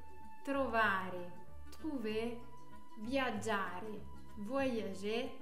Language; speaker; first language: Italian; non-native, fluent; French